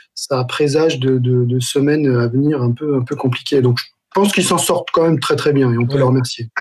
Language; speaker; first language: French; non-native, local second language; Arabic